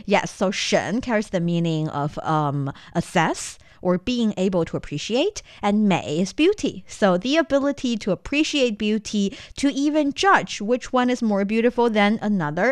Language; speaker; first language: English; non-native, fluent; Chinese